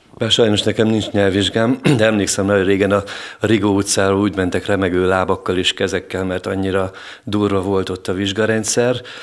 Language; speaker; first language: Hungarian; native; Hungarian